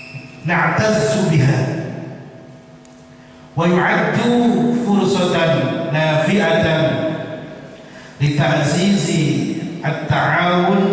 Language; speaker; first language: Arabic; non-native, fluent; Indonesian